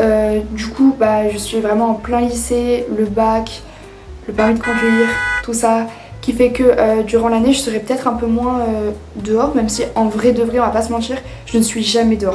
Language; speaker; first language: French; native; French